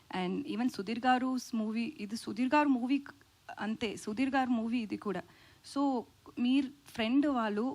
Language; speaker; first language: Telugu; non-native, learner; Tamil